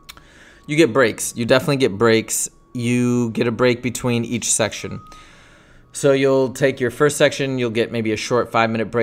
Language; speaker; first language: English; native; English